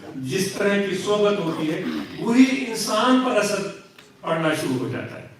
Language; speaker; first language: Urdu; non-native, local second language; Sindhi